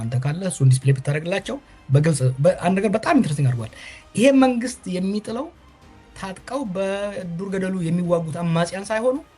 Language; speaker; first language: Amharic; non-native, local second language; Oromo